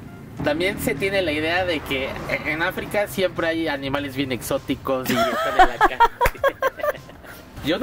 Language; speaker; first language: Spanish; native; Spanish